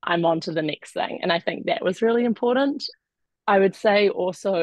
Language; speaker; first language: English; native; English